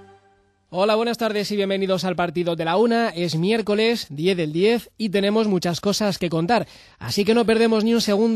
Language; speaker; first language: Spanish; native; Spanish